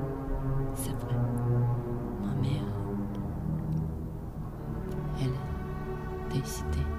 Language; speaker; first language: French; non-native, learner; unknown